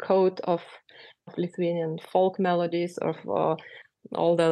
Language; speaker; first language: English; non-native, fluent; Lithuanian